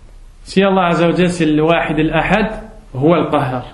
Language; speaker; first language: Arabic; non-native, fluent; French